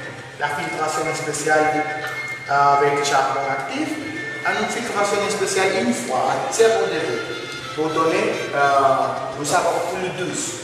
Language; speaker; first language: French; non-native, learner; Spanish